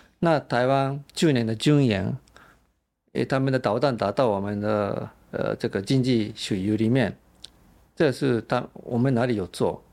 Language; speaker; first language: Chinese; non-native, fluent; Japanese